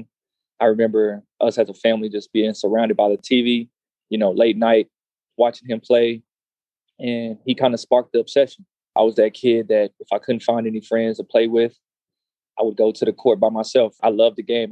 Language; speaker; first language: English; native; English